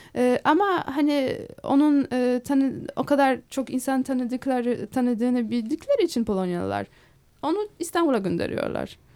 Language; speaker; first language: Turkish; non-native, fluent; Polish